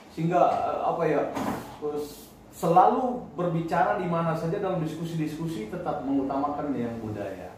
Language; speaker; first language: Indonesian; native; Indonesian